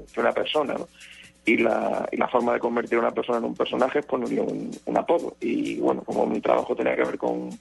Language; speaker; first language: Spanish; native; Spanish